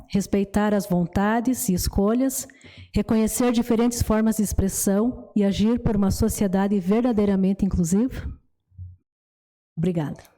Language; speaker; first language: Portuguese; native; Portuguese